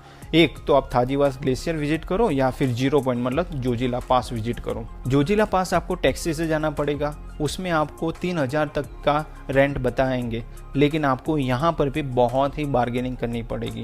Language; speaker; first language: Hindi; native; Hindi